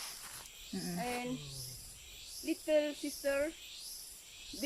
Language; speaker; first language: English; non-native, local second language; Malay